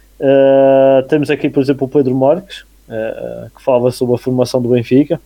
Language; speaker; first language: Portuguese; native; Portuguese